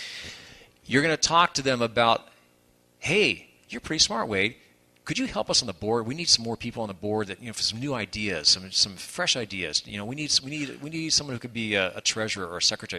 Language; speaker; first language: English; native; English